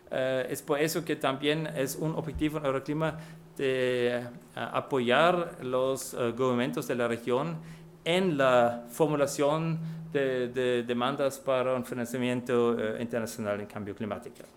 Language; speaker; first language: Spanish; non-native, fluent; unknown